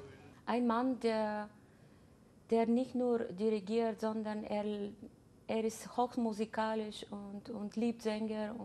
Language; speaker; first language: German; non-native, fluent; Bulgarian